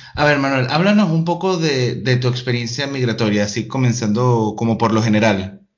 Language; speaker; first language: Spanish; native; Spanish